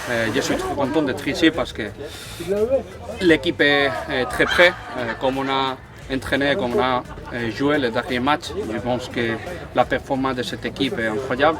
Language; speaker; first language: French; non-native, fluent; Spanish